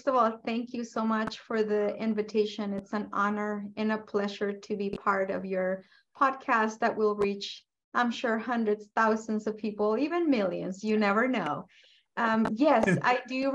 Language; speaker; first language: English; non-native, fluent; Spanish